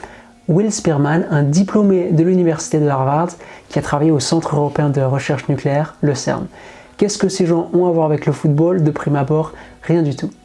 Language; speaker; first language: French; native; French